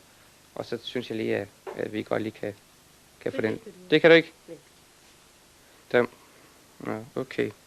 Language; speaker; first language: Danish; native; Danish